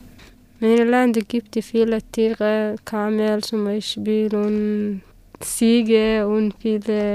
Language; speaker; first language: German; non-native, learner; Somali